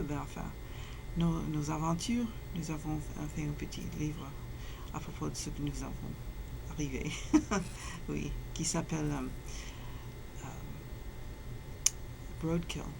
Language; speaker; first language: French; non-native, fluent; English